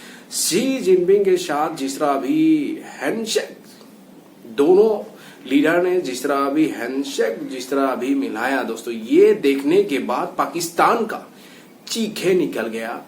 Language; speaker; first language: Hindi; non-native, local second language; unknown